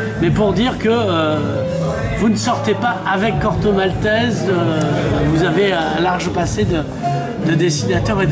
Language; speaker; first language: French; native; French